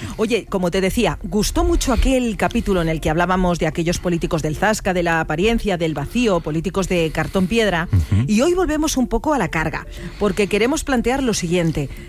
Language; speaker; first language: Spanish; native; Spanish